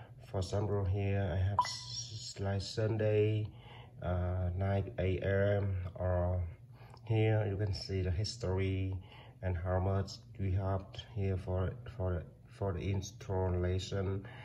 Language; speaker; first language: English; non-native, learner; Vietnamese